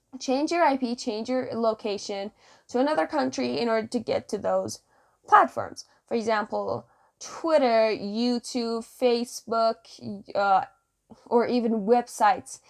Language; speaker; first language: English; non-native, fluent; Persian